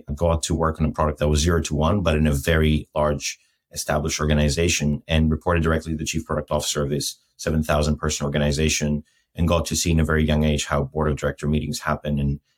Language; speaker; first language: English; non-native, fluent; Greek